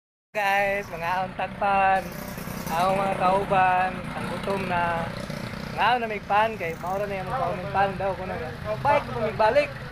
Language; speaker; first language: Filipino; non-native, local second language; Cebuano